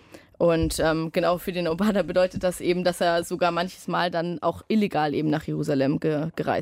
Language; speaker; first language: German; native; German